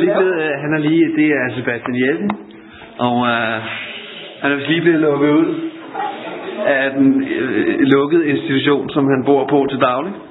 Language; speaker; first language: Danish; native; Danish